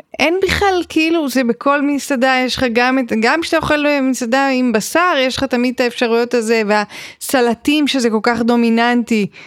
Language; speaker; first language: Hebrew; native; Hebrew